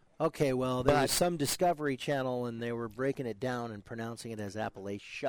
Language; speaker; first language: English; native; English